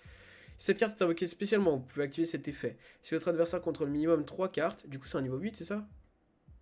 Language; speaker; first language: French; native; French